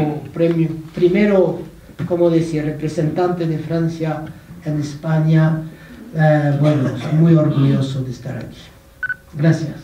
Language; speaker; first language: Spanish; non-native, fluent; French